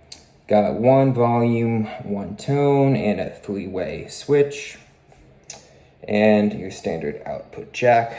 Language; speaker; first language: English; native; English